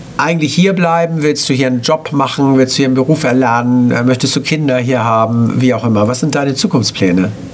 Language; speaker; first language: German; native; German